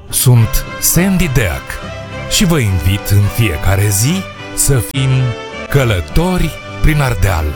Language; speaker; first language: Romanian; native; Romanian